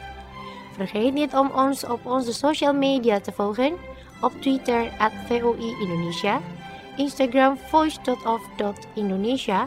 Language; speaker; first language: Dutch; non-native, fluent; Indonesian